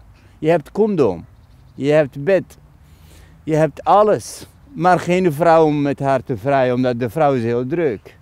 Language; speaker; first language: Dutch; non-native, fluent; Arabic